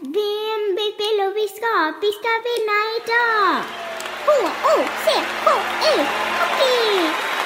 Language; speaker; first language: English; native; English